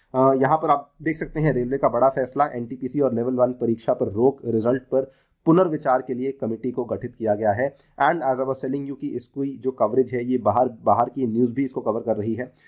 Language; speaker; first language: Hindi; native; Hindi